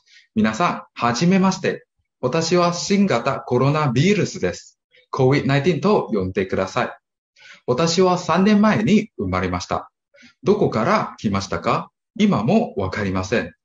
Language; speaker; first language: Japanese; non-native, learner; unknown